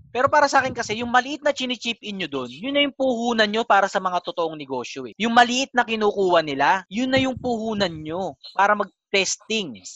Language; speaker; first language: Filipino; native; Filipino